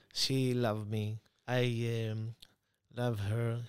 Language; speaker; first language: English; non-native, learner; Hebrew